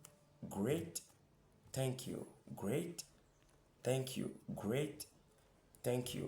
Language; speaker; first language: English; non-native, fluent; French